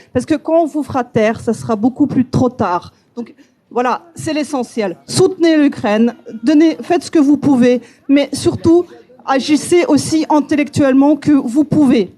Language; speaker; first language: French; non-native, fluent; Ukrainian